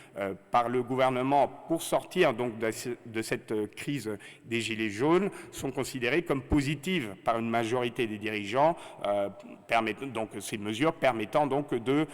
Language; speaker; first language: French; native; French